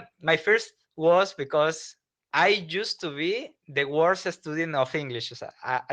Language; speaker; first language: English; non-native, learner; Spanish